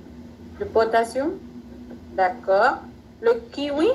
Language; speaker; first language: French; non-native, fluent; Spanish